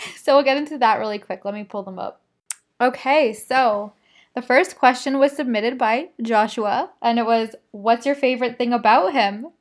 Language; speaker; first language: English; native; English